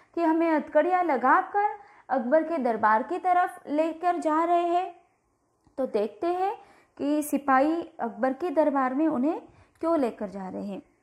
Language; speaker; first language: Hindi; non-native, local second language; Marathi